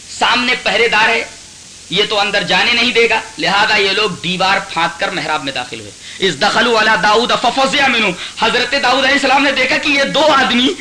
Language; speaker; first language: Urdu; native; Urdu